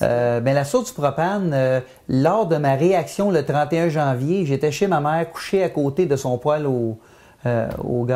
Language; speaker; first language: French; native; French